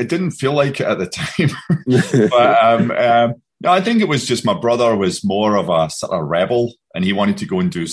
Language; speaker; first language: English; native; English